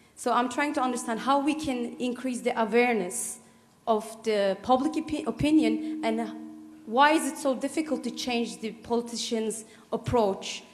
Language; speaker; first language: English; non-native, fluent; Turkish